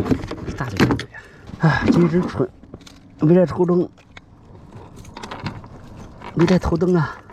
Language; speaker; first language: Chinese; native; Chinese